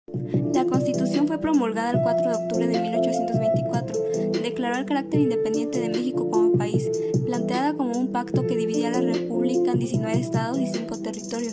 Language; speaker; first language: Spanish; native; Spanish